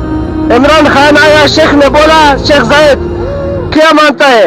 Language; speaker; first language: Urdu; non-native, local second language; Pashto